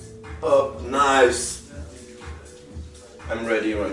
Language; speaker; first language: English; non-native, learner; French